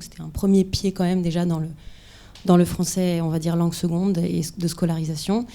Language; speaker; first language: French; native; French